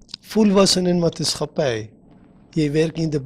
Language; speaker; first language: Dutch; non-native, learner; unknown